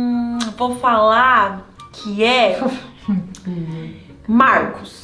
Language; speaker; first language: Portuguese; native; Portuguese